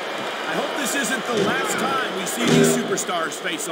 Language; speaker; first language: English; native; English